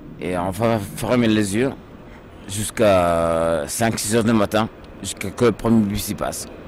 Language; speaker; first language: French; early bilingual, other home language; Portuguese